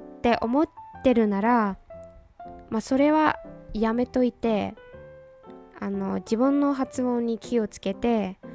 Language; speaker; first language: Japanese; non-native, fluent; Burmese